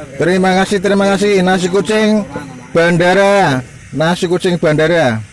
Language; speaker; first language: Indonesian; non-native, local second language; Javanese